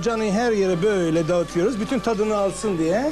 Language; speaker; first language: Turkish; non-native, fluent; English